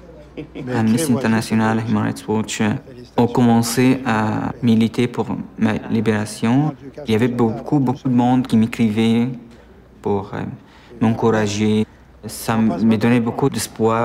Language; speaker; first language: French; non-native, fluent; Arabic